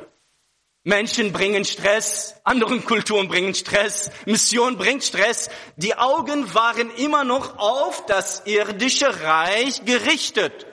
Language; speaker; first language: German; non-native, fluent; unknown